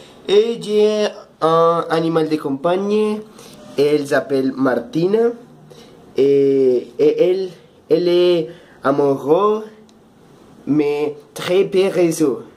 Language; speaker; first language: French; non-native, learner; Spanish